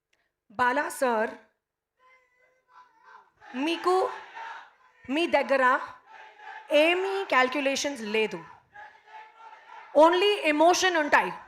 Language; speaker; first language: Telugu; non-native, learner; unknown